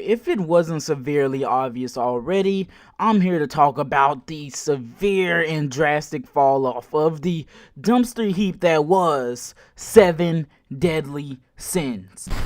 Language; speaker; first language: English; native; English